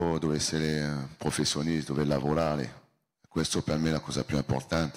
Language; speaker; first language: Italian; non-native, learner; French